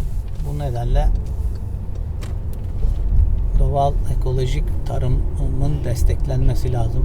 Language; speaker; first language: Turkish; native; Turkish